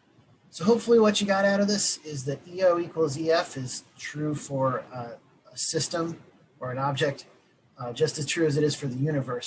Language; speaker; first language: English; native; English